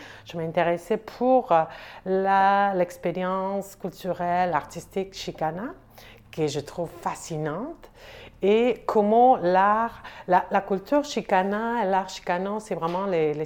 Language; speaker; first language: French; non-native, fluent; Spanish